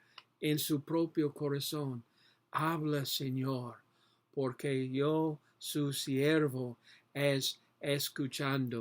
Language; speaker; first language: Spanish; non-native, learner; English